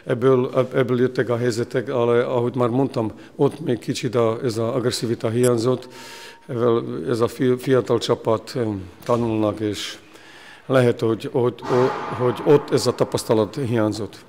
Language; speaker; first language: Hungarian; non-native, learner; Slovak